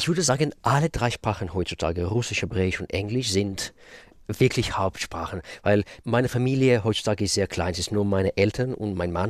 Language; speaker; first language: German; non-native, fluent; Russian